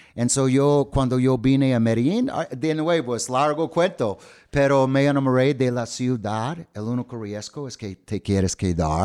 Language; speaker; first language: Spanish; non-native, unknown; English